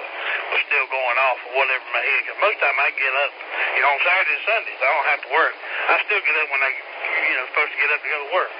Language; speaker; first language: English; native; English